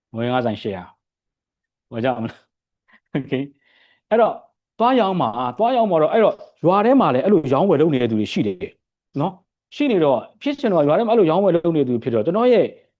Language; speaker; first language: Burmese; native; Burmese